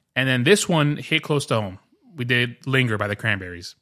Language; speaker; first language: English; early bilingual, other home language; Spanish